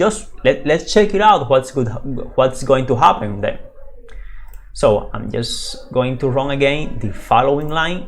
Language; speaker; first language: English; non-native, fluent; Spanish